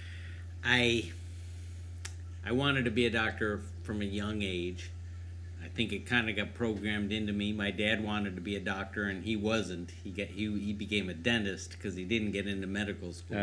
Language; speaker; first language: English; native; English